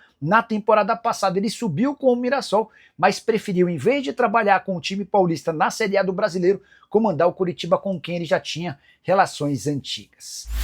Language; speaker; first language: Portuguese; native; Portuguese